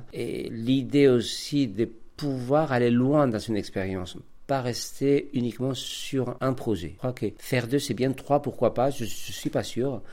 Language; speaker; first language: French; non-native, fluent; Spanish